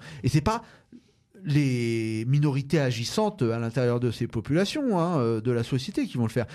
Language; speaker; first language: French; native; French